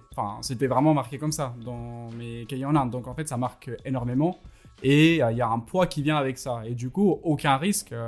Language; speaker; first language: French; non-native, fluent; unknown